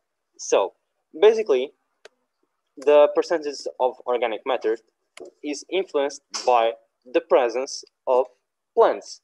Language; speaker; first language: English; non-native, fluent; Portuguese